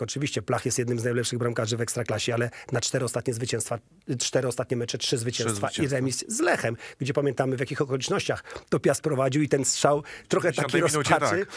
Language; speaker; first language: Polish; native; Polish